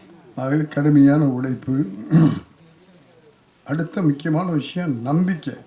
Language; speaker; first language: Tamil; native; Tamil